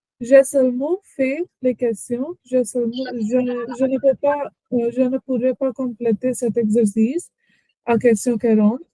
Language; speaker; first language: French; non-native, learner; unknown